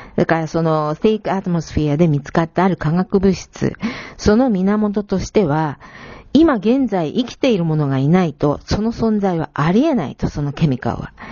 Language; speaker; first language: Japanese; native; Japanese